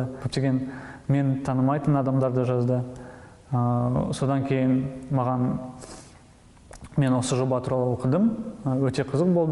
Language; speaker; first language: Kazakh; non-native, local second language; Russian